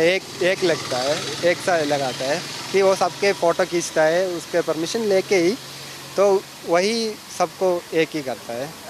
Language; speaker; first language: Hindi; non-native, local second language; Malayalam